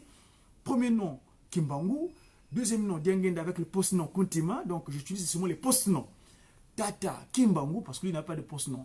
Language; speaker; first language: French; non-native, local second language; Kongo